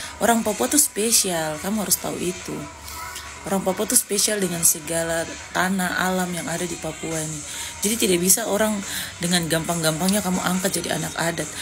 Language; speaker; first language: Indonesian; native; Indonesian